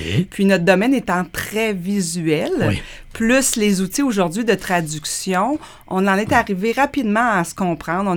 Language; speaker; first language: French; native; French